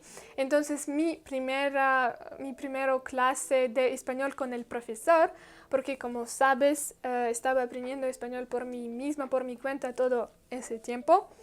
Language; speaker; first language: Spanish; non-native, learner; Russian